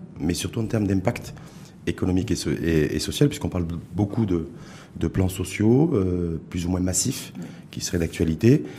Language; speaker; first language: French; non-native, local second language; Arabic